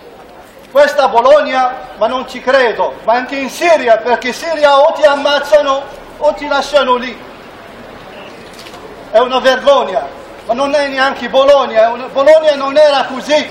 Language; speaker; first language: Italian; non-native, fluent; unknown